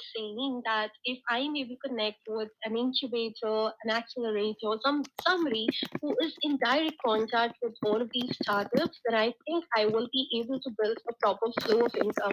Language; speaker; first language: English; non-native, local second language; Hindi